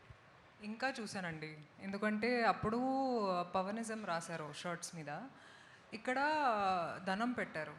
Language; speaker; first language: Telugu; non-native, fluent; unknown